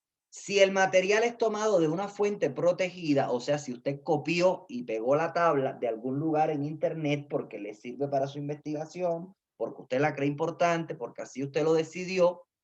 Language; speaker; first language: Spanish; native; Spanish